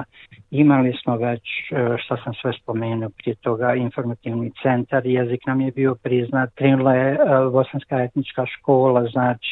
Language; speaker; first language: Croatian; native; Croatian